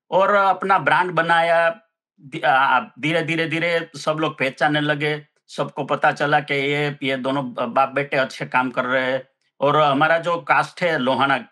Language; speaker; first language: Hindi; non-native, local second language; Gujarati